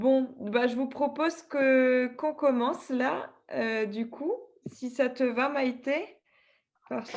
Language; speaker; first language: French; native; French